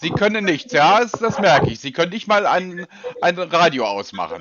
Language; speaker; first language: German; native; German